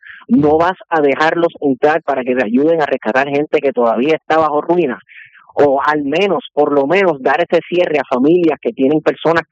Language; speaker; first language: Spanish; native; Spanish